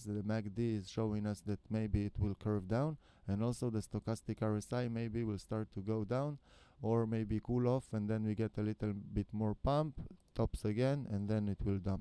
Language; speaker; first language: English; non-native, fluent; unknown